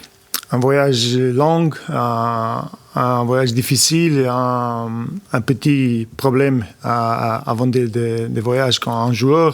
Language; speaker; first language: French; non-native, learner; Portuguese